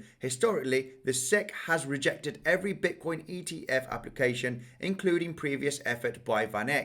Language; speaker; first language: English; native; English